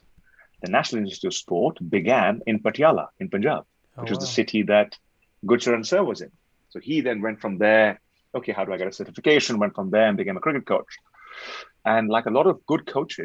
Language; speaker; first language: English; non-native, local second language; Hindi